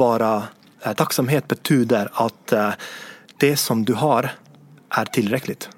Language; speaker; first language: Swedish; non-native, fluent; Estonian